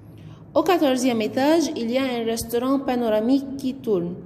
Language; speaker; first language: French; non-native, fluent; Arabic